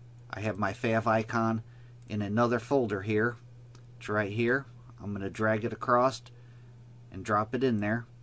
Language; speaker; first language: English; native; English